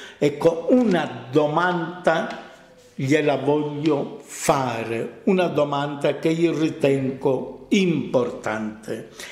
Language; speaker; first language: Italian; native; Italian